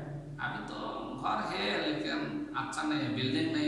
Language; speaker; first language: Hindi; non-native, learner; Bangla